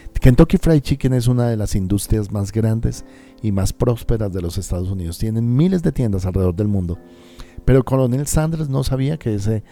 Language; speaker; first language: Spanish; native; Spanish